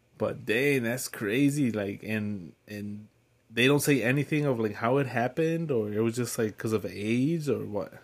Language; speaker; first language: English; early bilingual, other home language; Spanish